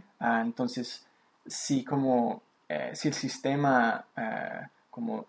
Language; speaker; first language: Spanish; native; Spanish